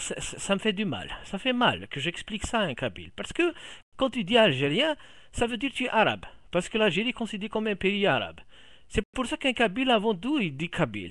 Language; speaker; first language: French; non-native, local second language; Kabyle